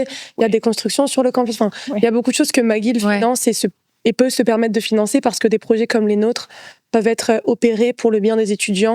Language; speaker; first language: French; native; French